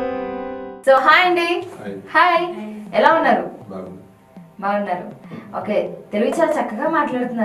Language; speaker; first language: Telugu; native; Telugu